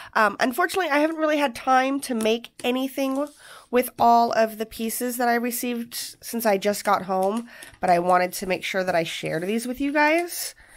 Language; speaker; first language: English; native; English